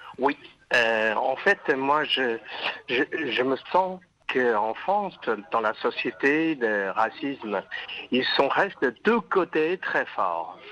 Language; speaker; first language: French; non-native, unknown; Chinese